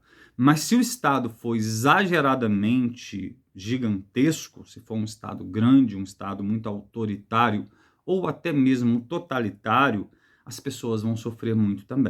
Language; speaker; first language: Portuguese; native; Portuguese